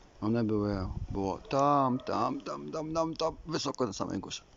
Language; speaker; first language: Polish; native; Polish